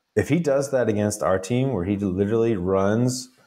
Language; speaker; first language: English; native; English